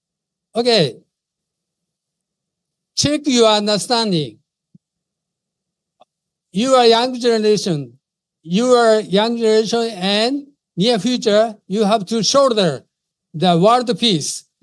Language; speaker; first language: English; non-native, fluent; Japanese